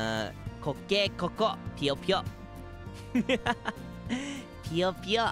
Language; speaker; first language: Japanese; non-native, learner; English